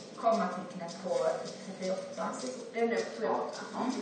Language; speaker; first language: Swedish; native; Swedish